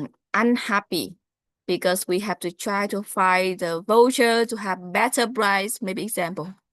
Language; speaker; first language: English; non-native, learner; Vietnamese